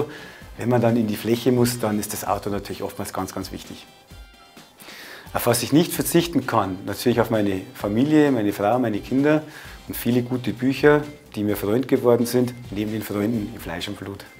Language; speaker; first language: German; native; German